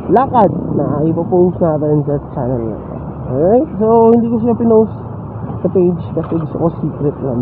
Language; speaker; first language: Filipino; non-native, local second language; Cebuano